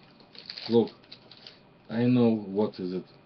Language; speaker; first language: English; non-native, learner; Russian